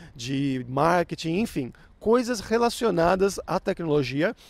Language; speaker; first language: Portuguese; native; Portuguese